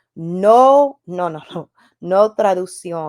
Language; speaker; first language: Spanish; non-native, learner; English